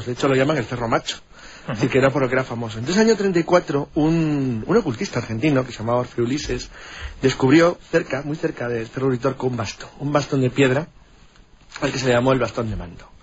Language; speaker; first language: Spanish; native; Spanish